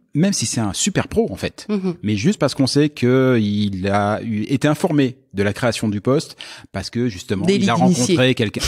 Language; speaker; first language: French; native; French